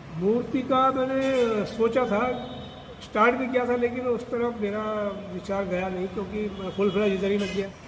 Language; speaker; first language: Hindi; native; Hindi